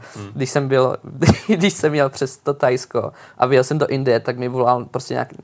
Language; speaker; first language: Czech; native; Czech